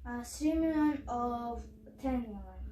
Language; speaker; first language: English; non-native, learner; Kazakh